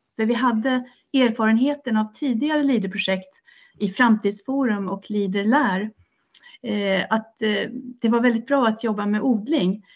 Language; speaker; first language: Swedish; native; Swedish